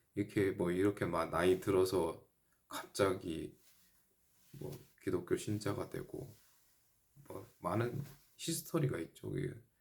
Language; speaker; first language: Korean; native; Korean